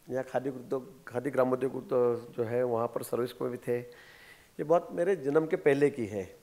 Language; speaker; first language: Hindi; non-native, local second language; Marathi